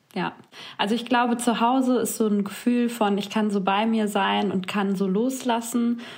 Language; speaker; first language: German; native; German